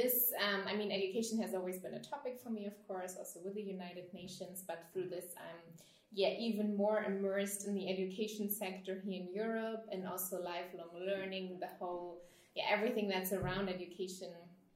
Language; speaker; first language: English; non-native, fluent; German